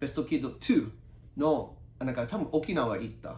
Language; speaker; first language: Japanese; non-native, fluent; English